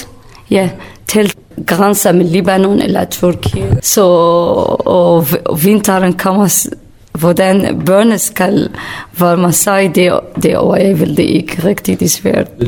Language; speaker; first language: Danish; non-native, learner; Kurdish